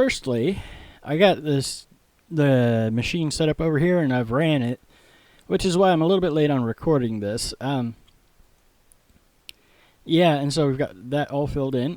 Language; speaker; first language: English; native; English